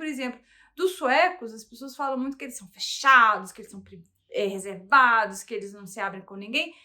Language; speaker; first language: Portuguese; early bilingual, heritage; Portuguese